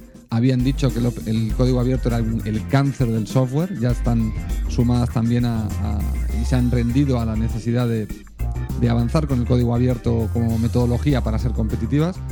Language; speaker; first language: Spanish; native; Spanish